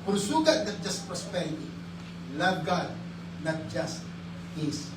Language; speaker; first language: English; non-native, local second language; Filipino